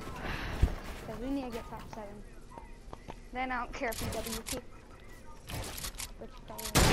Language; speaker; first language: English; native; English